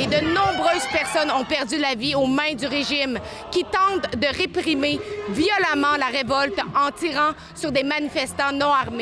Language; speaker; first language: French; native; French